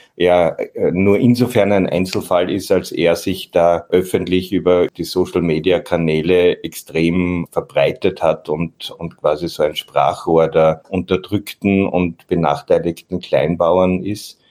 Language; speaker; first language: German; native; German